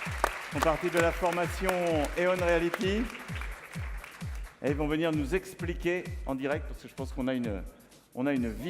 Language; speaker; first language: French; native; French